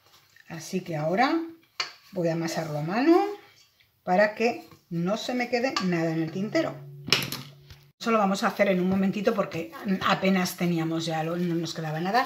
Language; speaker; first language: Spanish; native; Spanish